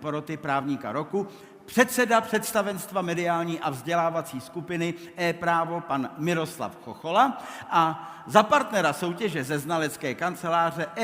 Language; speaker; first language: Czech; native; Czech